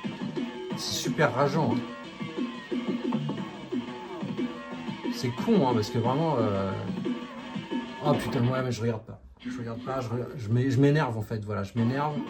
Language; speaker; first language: French; native; French